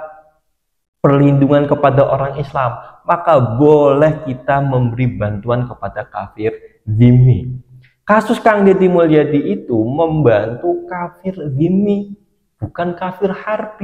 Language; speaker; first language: Indonesian; native; Indonesian